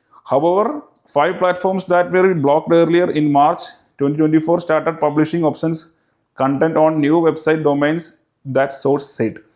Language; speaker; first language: English; non-native, local second language; Malayalam